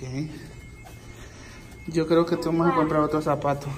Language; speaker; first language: Spanish; native; Spanish